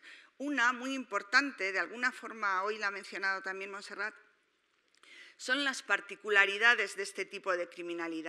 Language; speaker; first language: Spanish; native; Spanish